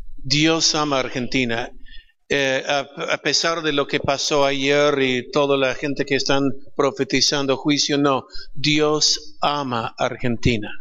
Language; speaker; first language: Spanish; non-native, fluent; English